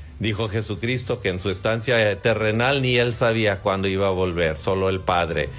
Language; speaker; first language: Spanish; non-native, fluent; English